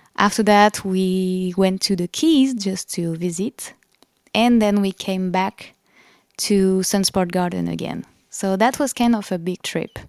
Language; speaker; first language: English; non-native, fluent; French